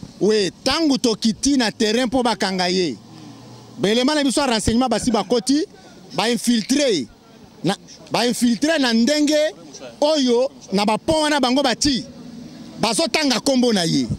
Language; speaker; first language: Lingala; native; Lingala